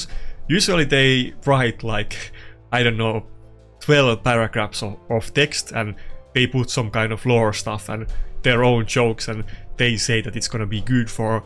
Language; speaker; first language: English; non-native, fluent; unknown